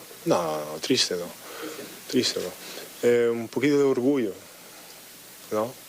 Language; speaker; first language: Spanish; non-native, learner; English